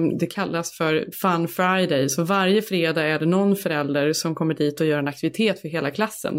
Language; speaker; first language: Swedish; native; Swedish